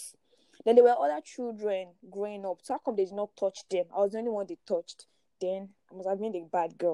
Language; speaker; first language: English; non-native, local second language; Yoruba